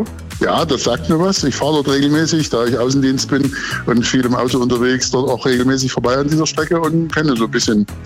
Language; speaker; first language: German; native; German